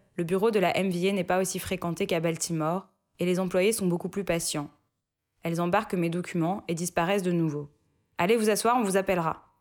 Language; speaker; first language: French; native; French